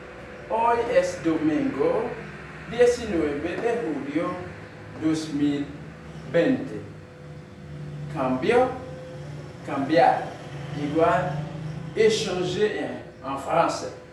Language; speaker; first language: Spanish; non-native, fluent; Haitian Creole